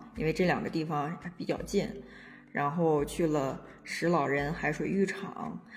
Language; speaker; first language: Chinese; native; Chinese